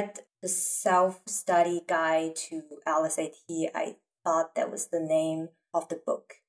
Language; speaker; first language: English; non-native, fluent; Chinese